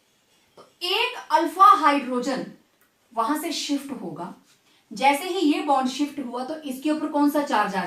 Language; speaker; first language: Hindi; native; Hindi